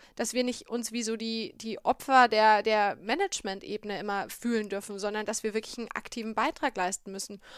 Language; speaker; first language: German; native; German